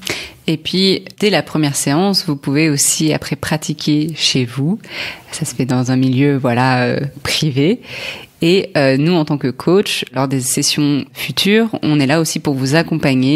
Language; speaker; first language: French; native; French